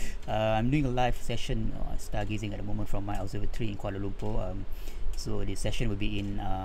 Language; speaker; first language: English; non-native, local second language; Malay